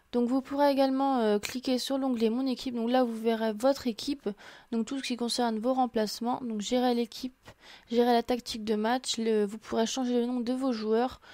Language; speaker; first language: French; native; French